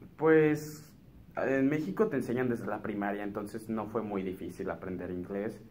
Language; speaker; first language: Spanish; native; Spanish